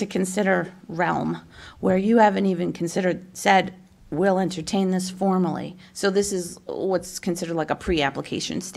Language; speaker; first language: English; native; English